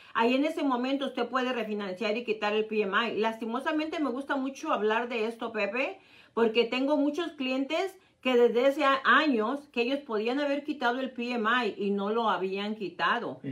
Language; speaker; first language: Spanish; native; Spanish